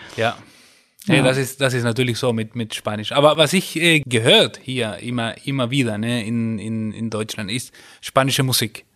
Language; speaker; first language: German; non-native, fluent; Spanish